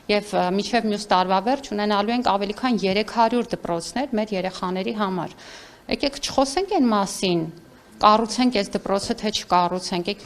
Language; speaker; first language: Armenian; native; Armenian